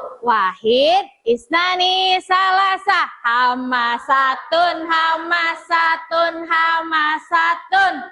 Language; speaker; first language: Arabic; non-native, learner; Indonesian